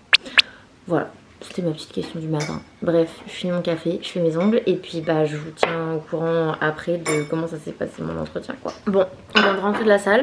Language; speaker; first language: French; native; French